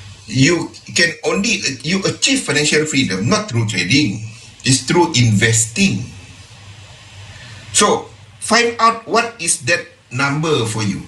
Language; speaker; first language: English; non-native, local second language; Malay